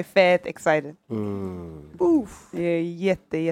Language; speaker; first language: Swedish; native; Swedish